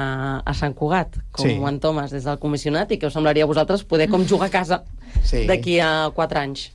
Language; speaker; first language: Catalan; native; Catalan